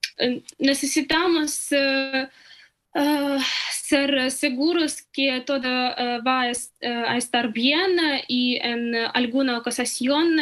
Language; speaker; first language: Spanish; non-native, fluent; Ukrainian